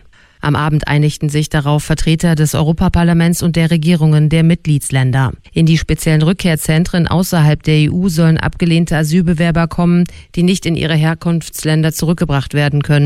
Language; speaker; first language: German; native; German